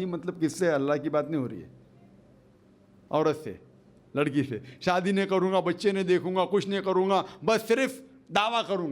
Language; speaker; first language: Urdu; non-native, local second language; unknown